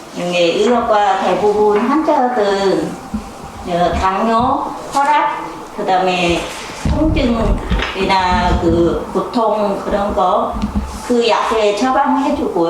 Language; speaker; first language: Korean; non-native, learner; Vietnamese